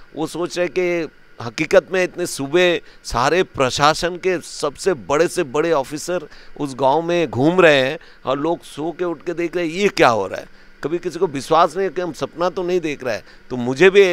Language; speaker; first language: Hindi; native; Hindi